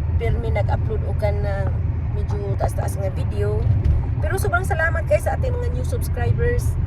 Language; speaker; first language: Filipino; non-native, local second language; Cebuano